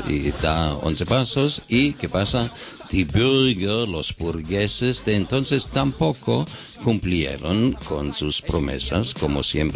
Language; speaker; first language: Spanish; non-native, fluent; German